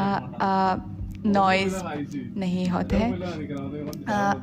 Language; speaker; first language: Hindi; non-native, fluent; Russian